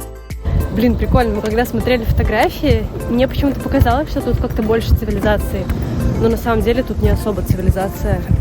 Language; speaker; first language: Russian; native; Russian